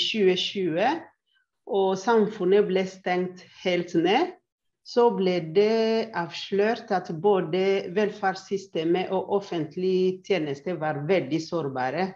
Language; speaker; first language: Swedish; non-native, fluent; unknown